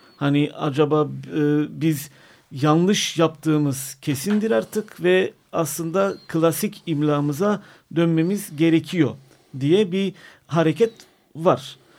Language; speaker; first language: Turkish; non-native, local second language; Armenian